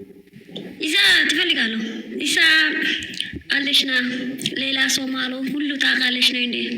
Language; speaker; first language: Amharic; non-native, learner; Somali